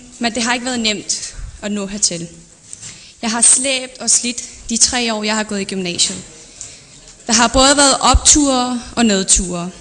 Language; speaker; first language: Danish; early bilingual, other home language; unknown